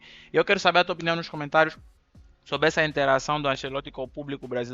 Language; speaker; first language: Portuguese; native; Portuguese